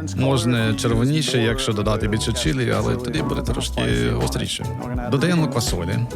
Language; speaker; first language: Ukrainian; non-native, fluent; English